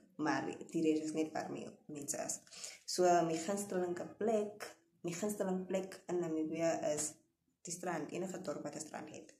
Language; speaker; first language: Afrikaans; non-native, local second language; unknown